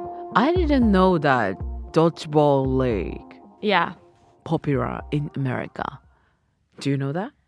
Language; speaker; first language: English; non-native, learner; Japanese